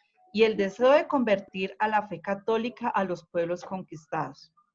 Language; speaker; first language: Spanish; native; Spanish